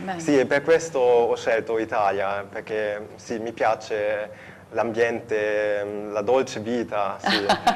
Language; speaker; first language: Italian; non-native, fluent; German